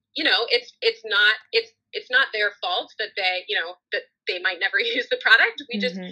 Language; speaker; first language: English; native; English